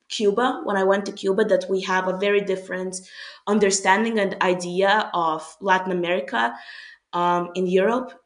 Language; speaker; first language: English; non-native, fluent; Hungarian